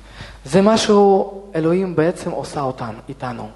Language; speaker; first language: Hebrew; non-native, fluent; Russian